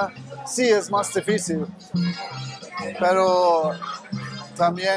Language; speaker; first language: Spanish; non-native, learner; German